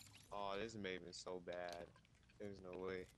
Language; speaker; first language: English; native; English